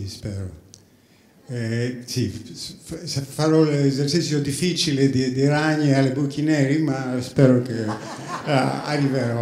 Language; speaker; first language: Italian; non-native, fluent; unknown